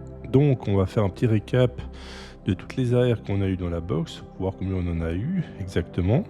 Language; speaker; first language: French; native; French